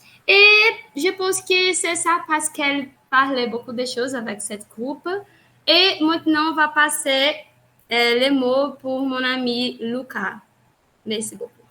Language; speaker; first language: French; non-native, learner; Portuguese